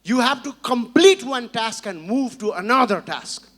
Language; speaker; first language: English; non-native, local second language; Nepali